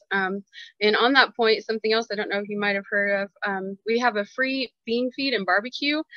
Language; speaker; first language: English; native; English